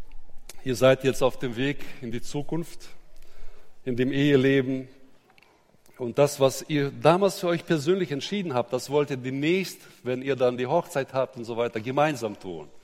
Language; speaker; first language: German; native; German